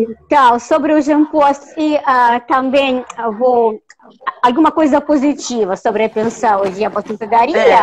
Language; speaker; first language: Portuguese; non-native, fluent; Russian